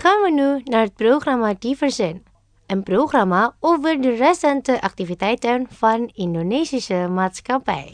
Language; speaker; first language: Dutch; non-native, fluent; Indonesian